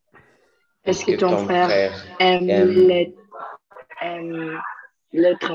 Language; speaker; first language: French; non-native, learner; Spanish